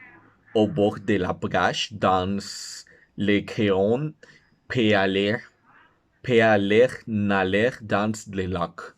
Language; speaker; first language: French; non-native, learner; Spanish